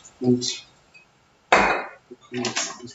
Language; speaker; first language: German; native; German